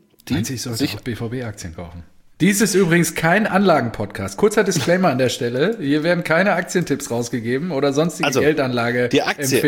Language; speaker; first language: German; native; German